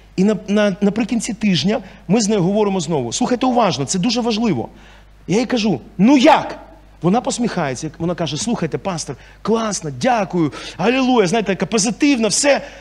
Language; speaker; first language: Ukrainian; non-native, local second language; Russian